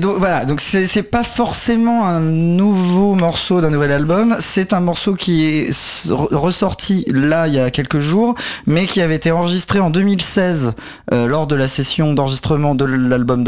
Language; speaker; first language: French; native; French